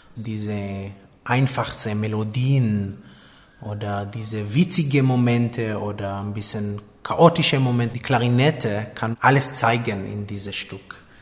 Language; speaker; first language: German; non-native, fluent; Hebrew